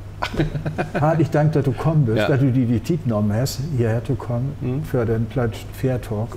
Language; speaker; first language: German; native; German